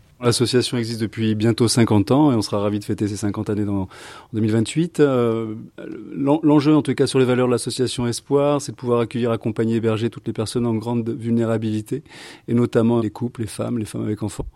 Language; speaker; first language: French; native; French